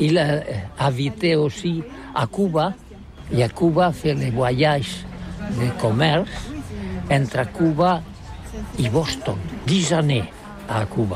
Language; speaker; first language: French; non-native, learner; Catalan